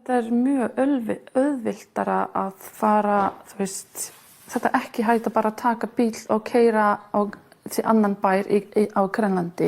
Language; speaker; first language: Icelandic; non-native, learner; Kalaallisut